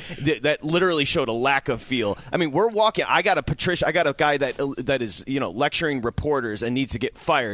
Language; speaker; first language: English; native; English